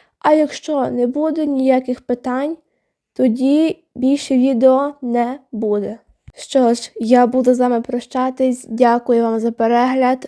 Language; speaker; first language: Ukrainian; non-native, local second language; Russian